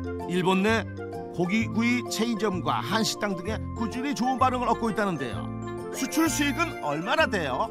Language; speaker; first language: Korean; native; Korean